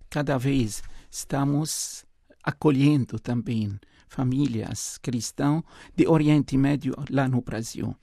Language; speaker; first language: Portuguese; non-native, fluent; Arabic